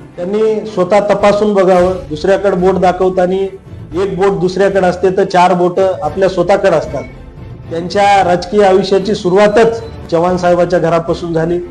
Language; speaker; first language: Marathi; native; Marathi